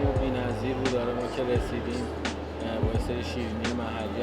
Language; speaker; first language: Persian; native; Persian